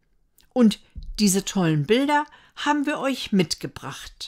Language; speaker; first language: German; native; German